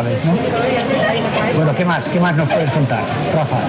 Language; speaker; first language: Spanish; native; Spanish